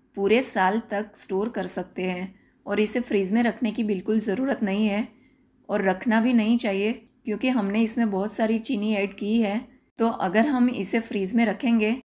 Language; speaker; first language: Hindi; non-native, local second language; Gujarati